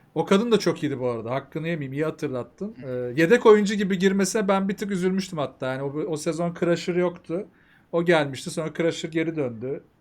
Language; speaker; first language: Turkish; native; Turkish